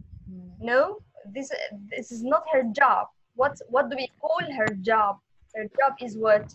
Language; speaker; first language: English; non-native, fluent; Arabic